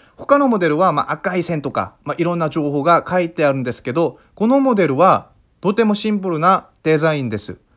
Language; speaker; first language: Japanese; non-native, fluent; Korean